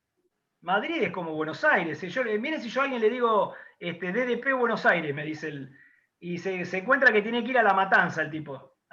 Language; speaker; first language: Spanish; native; Spanish